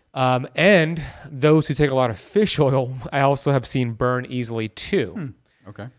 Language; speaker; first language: English; early bilingual, other home language; Persian